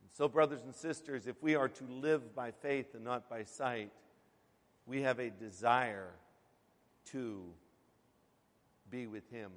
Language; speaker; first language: English; native; English